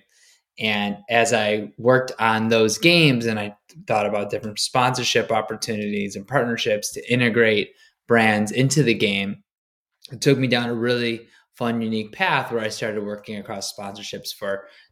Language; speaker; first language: English; native; English